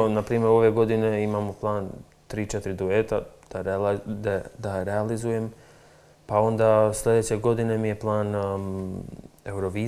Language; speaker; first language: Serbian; non-native, local second language; Albanian